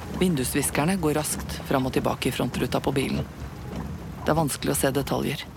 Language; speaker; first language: Norwegian; native; Norwegian